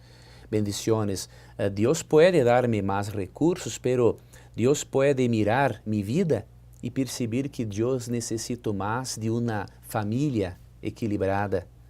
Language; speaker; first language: Spanish; non-native, fluent; Portuguese